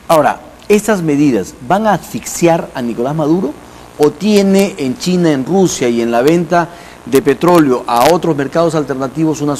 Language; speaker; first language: Spanish; native; Spanish